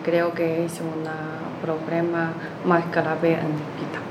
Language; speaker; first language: Spanish; non-native, learner; Chinese